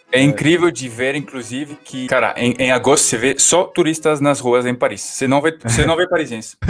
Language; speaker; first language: Portuguese; non-native, fluent; French